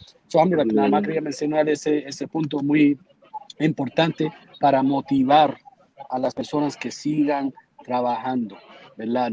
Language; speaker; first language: Spanish; early bilingual, heritage; Spanish